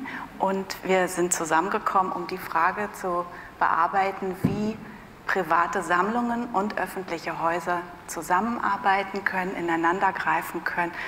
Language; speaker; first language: German; native; German